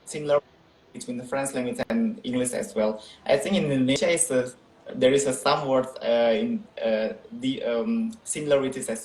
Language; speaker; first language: English; non-native, local second language; Indonesian